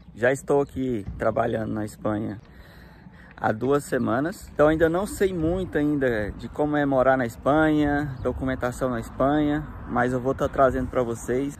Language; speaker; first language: Portuguese; native; Portuguese